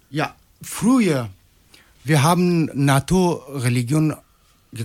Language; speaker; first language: German; non-native, learner; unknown